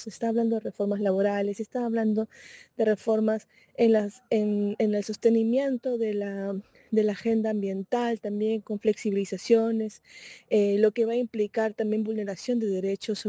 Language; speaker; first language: Spanish; native; Spanish